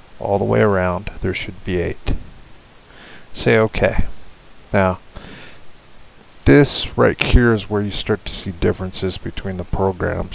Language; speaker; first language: English; native; English